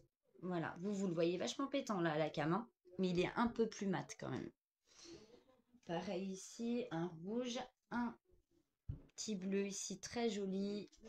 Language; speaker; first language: French; native; French